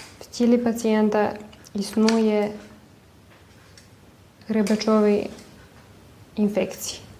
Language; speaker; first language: Ukrainian; early bilingual, heritage; Ukrainian